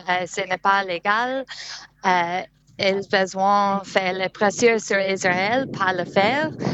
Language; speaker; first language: French; non-native, learner; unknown